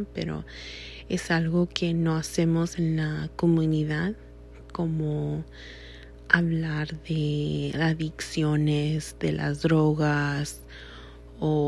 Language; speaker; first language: Spanish; early bilingual, heritage; Spanish